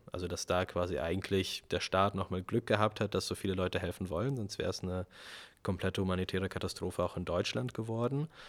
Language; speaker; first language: German; early bilingual, other home language; Russian